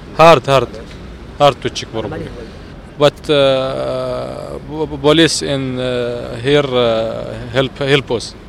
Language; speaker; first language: English; non-native, learner; Arabic